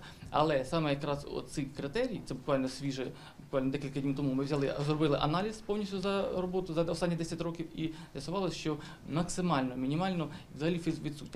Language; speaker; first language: Ukrainian; native; Ukrainian